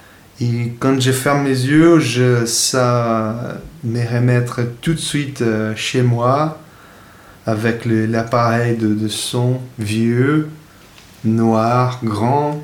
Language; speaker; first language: French; non-native, fluent; Portuguese